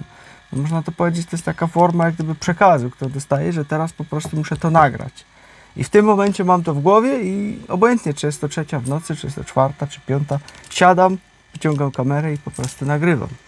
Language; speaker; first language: Polish; native; Polish